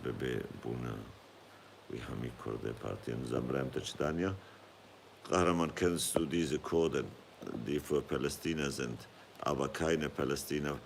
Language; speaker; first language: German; non-native, fluent; Kurdish